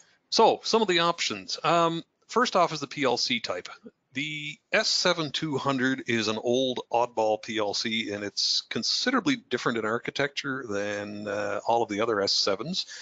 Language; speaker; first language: English; native; English